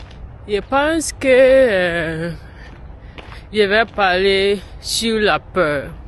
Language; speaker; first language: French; non-native, learner; English